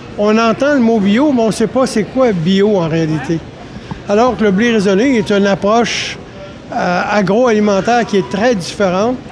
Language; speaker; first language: French; native; French